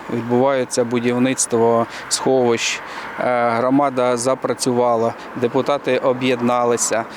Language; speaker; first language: Ukrainian; non-native, local second language; Russian